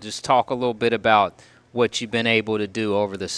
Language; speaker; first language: English; native; English